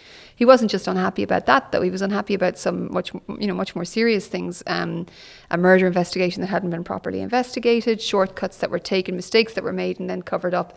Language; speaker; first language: English; native; English